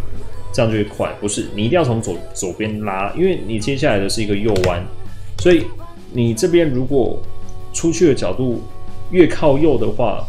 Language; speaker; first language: Chinese; native; Chinese